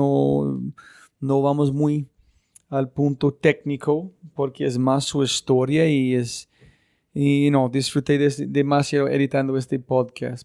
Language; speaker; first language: Spanish; non-native, fluent; English